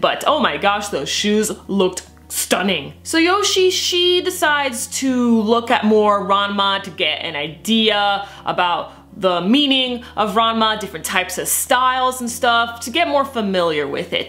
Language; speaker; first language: English; native; English